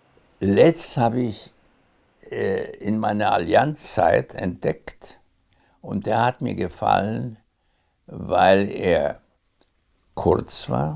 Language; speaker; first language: German; early bilingual, heritage; German